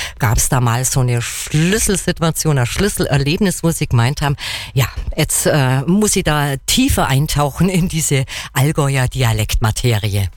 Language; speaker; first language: German; native; German